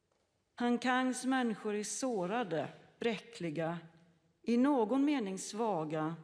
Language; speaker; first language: Swedish; native; Swedish